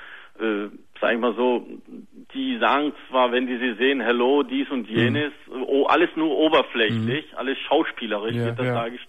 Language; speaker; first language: German; early bilingual, other home language; Turkish